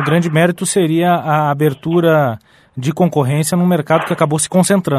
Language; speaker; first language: Portuguese; native; Portuguese